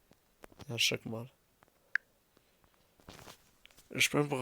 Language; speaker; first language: German; early bilingual, other home language; Arabic